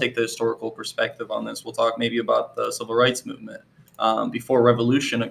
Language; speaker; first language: English; native; English